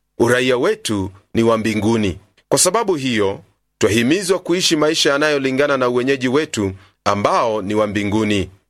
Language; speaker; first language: Swahili; non-native, local second language; Luyia